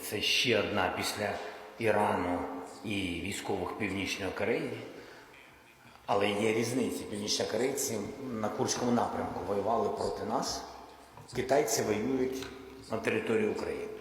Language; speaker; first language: Ukrainian; non-native, local second language; Russian